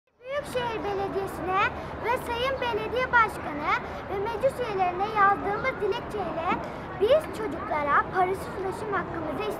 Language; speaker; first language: Turkish; native; Turkish